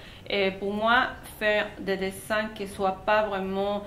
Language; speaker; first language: French; non-native, fluent; Spanish